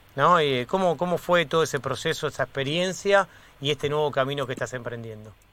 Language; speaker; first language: Spanish; native; Spanish